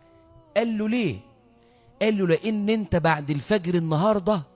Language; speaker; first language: Arabic; native; Arabic